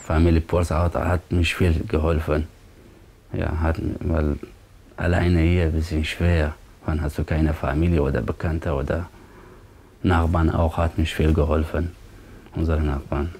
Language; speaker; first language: German; non-native, learner; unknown